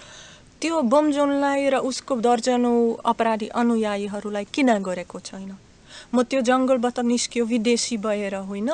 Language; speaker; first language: Nepali; non-native, learner; Slovak